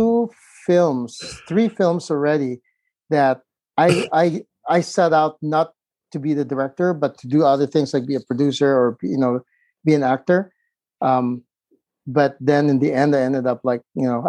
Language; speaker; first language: English; non-native, local second language; Filipino